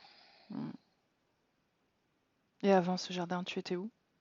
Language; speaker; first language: French; native; French